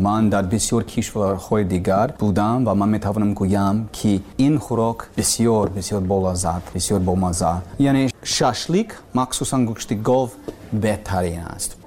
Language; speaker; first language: Persian; non-native, learner; English